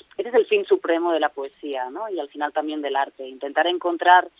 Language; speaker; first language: Spanish; native; Spanish